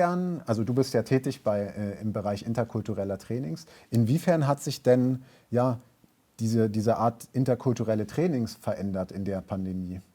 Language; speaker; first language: German; native; German